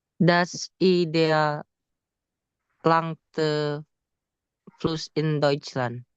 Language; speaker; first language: German; non-native, learner; Indonesian